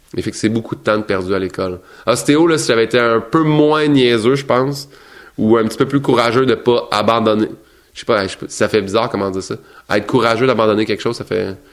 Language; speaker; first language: French; native; French